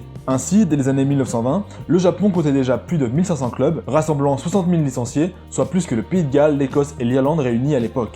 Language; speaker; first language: French; native; French